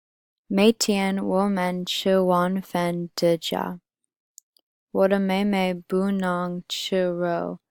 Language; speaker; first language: Chinese; non-native, learner; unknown